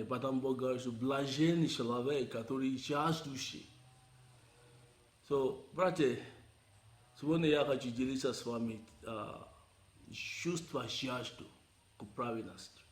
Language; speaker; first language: Russian; non-native, learner; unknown